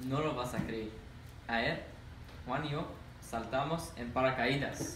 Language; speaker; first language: Spanish; non-native, learner; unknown